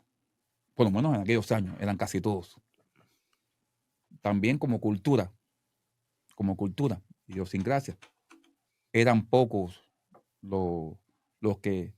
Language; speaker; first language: Spanish; native; Spanish